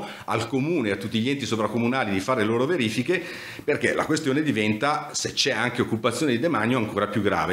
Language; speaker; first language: Italian; native; Italian